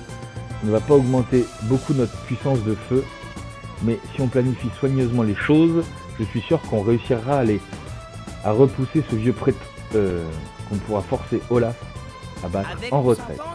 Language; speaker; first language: French; native; French